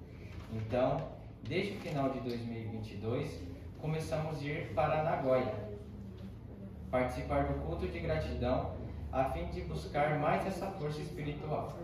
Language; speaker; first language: Portuguese; native; Portuguese